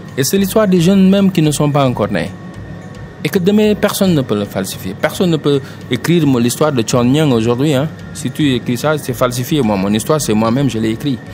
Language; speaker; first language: French; non-native, local second language; Wolof